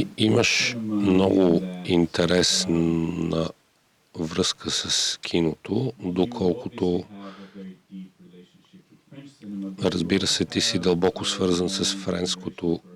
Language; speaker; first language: Bulgarian; native; Bulgarian